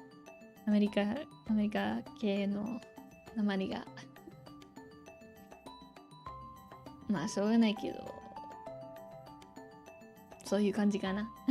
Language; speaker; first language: Japanese; non-native, fluent; English